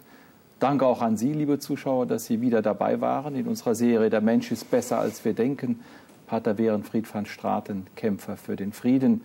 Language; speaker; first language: German; native; German